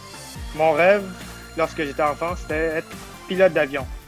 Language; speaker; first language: French; early bilingual, other home language; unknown